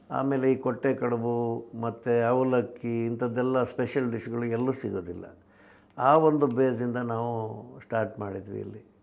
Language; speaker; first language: Kannada; non-native, local second language; Konkani